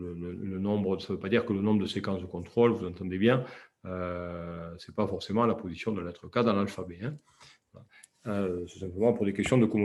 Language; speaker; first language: French; native; French